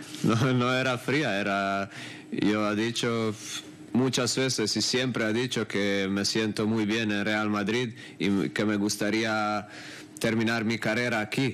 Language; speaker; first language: Spanish; non-native, fluent; Croatian